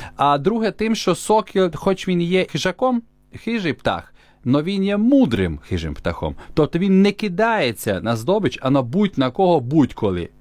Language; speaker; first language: Ukrainian; native; Ukrainian